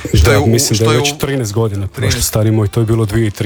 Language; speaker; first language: Serbian; native; Serbian